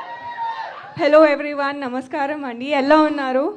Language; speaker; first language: Telugu; non-native, learner; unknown